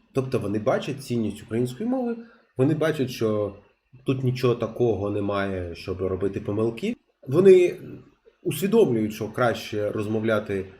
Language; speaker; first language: Ukrainian; non-native, local second language; Russian